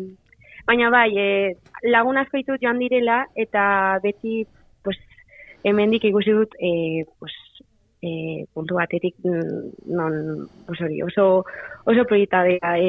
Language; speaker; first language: Basque; non-native, local second language; Spanish